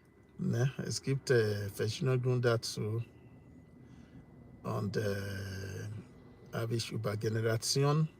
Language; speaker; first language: German; non-native, learner; English